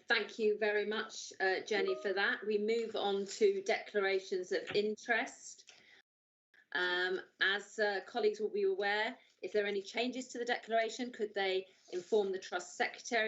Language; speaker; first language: English; native; English